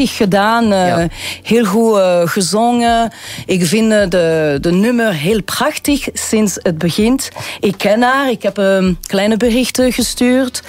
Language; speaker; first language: Dutch; non-native, local second language; French